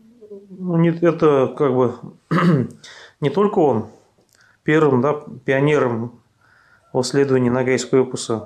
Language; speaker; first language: Russian; native; Russian